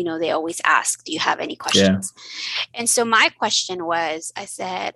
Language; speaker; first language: English; early bilingual, other home language; Spanish